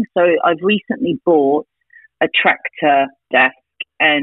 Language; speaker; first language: English; native; English